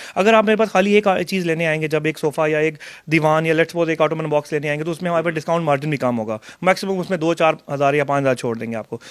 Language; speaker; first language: Urdu; non-native, local second language; Punjabi